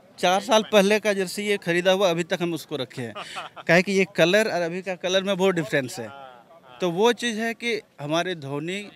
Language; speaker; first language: Hindi; native; Hindi